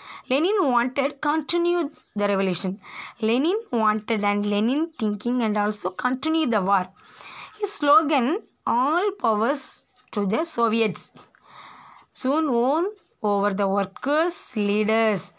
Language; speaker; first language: English; non-native, local second language; Tamil